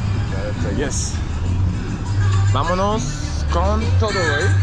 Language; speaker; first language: Spanish; non-native, fluent; French